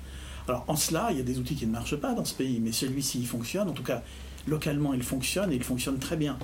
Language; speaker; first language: French; native; French